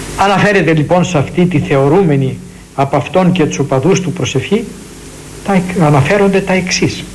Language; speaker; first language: Greek; native; Greek